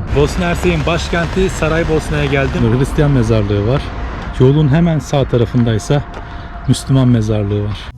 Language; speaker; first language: Turkish; native; Turkish